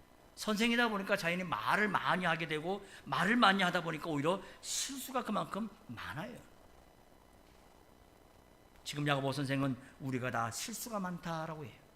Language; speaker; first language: Korean; native; Korean